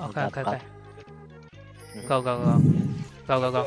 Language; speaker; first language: English; non-native, learner; Vietnamese